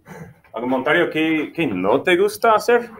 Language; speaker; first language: Spanish; non-native, fluent; English